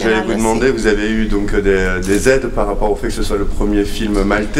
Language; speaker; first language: French; native; French